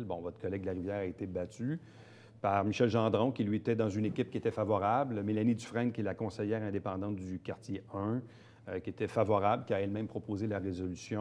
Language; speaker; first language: French; native; French